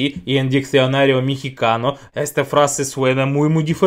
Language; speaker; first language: Spanish; non-native, learner; Russian